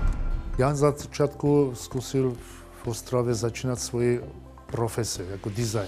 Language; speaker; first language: Czech; non-native, learner; Armenian